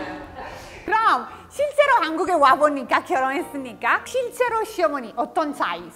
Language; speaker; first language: Korean; non-native, fluent; Italian